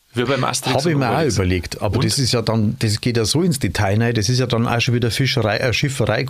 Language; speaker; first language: German; native; German